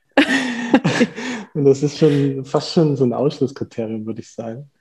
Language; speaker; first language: German; native; German